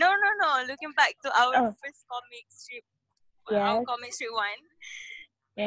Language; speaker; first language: English; non-native, learner; Malay